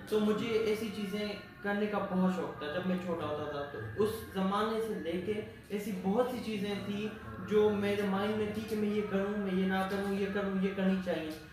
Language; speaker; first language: Urdu; non-native, local second language; Sindhi